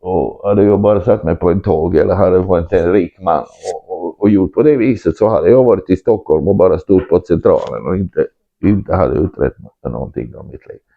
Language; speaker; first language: Swedish; non-native, fluent; Croatian